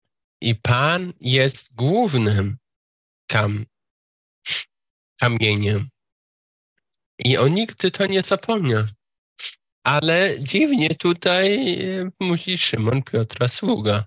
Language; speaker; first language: Polish; non-native, fluent; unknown